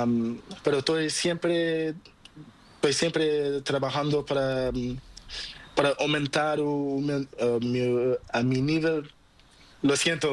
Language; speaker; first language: Spanish; non-native, learner; Portuguese